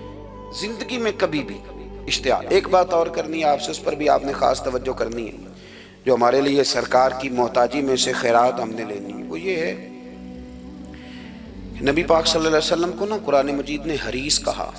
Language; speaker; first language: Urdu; non-native, local second language; Punjabi